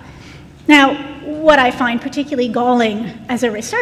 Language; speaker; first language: English; native; English